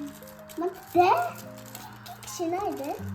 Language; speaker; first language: Japanese; non-native, learner; Mizo